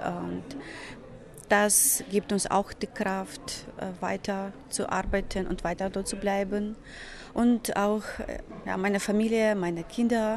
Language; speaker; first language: German; non-native, fluent; Ukrainian